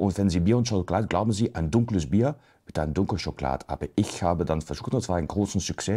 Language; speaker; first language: German; non-native, learner; Dutch